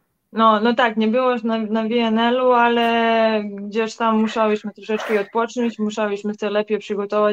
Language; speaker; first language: Polish; non-native, learner; Serbian